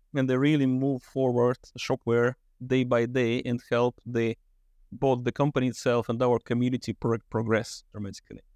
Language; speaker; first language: English; non-native, fluent; Russian